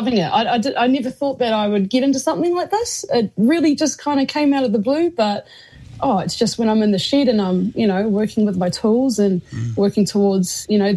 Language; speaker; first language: English; native; English